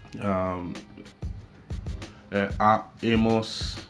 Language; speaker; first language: Spanish; non-native, learner; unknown